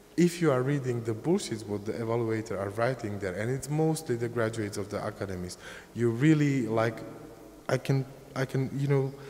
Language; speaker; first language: English; non-native, fluent; Czech